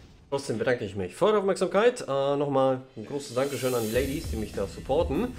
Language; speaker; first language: German; native; German